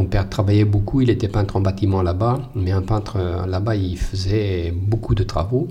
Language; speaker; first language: French; non-native, fluent; Portuguese